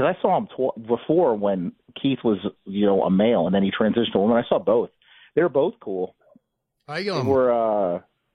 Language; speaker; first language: English; native; English